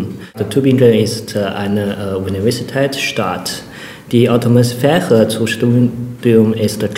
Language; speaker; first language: German; non-native, learner; Chinese